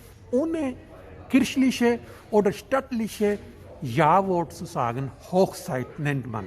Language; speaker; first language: German; non-native, learner; Urdu